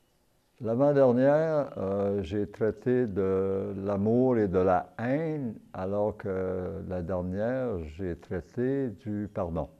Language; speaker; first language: French; native; French